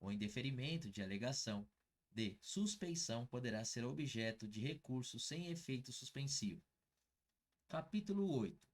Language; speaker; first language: Portuguese; native; Portuguese